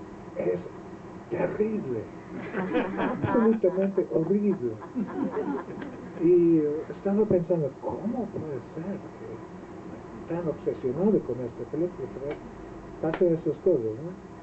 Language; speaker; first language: Spanish; non-native, fluent; Welsh